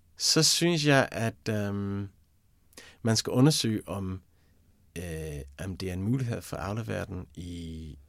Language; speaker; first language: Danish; non-native, fluent; English